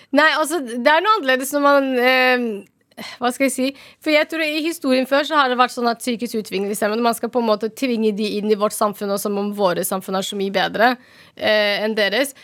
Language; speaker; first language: Norwegian; early bilingual, other home language; Somali